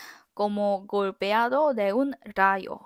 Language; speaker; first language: Spanish; non-native, fluent; Korean